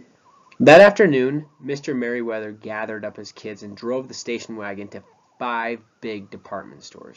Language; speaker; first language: English; native; English